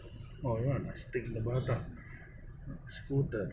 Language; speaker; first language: Filipino; non-native, local second language; Cebuano